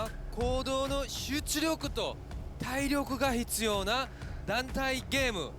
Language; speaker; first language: Japanese; non-native, learner; Korean